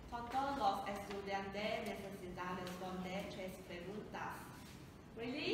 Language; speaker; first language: Spanish; non-native, learner; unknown